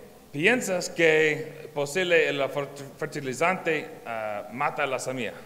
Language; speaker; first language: Spanish; non-native, learner; English